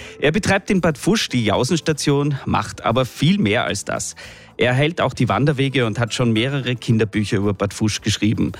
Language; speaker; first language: German; native; German